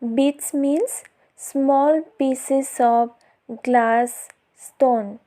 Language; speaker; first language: English; non-native, local second language; Assamese